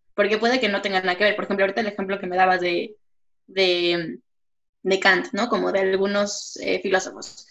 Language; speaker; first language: Spanish; native; Spanish